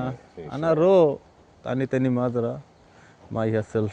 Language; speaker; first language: Arabic; non-native, learner; Bangla